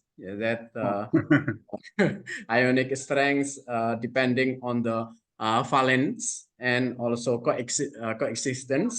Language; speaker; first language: English; non-native, fluent; Indonesian